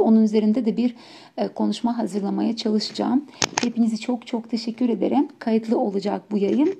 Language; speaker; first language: Turkish; non-native, fluent; Russian